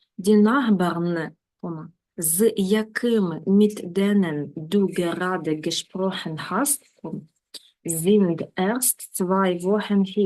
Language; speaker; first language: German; non-native, fluent; Ukrainian